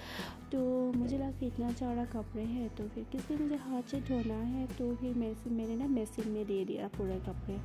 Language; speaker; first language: Hindi; non-native, local second language; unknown